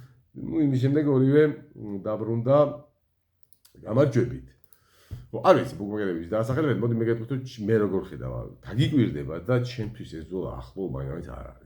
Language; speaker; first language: Georgian; native; Georgian